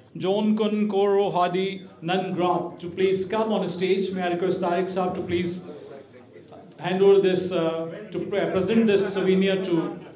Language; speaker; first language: English; non-native, local second language; Urdu